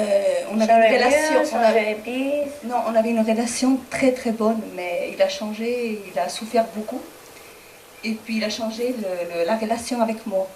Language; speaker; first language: French; non-native, fluent; Spanish